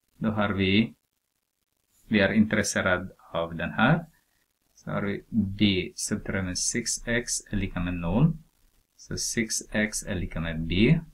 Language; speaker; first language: Swedish; non-native, fluent; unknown